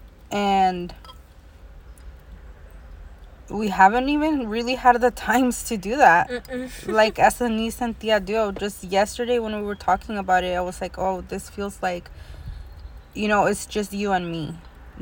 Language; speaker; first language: English; early bilingual, other home language; Spanish